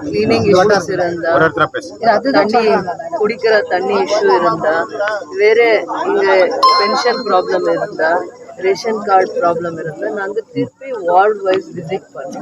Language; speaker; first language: Tamil; non-native, local second language; Kannada